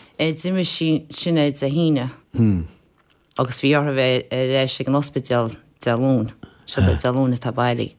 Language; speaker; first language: Irish; native; Irish